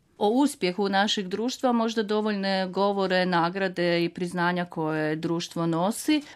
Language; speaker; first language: Croatian; native; Croatian